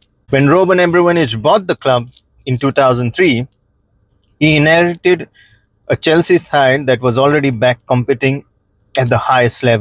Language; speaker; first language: English; non-native, local second language; Konkani